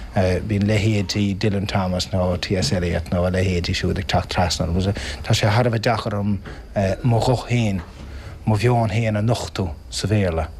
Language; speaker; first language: Irish; non-native, local second language; English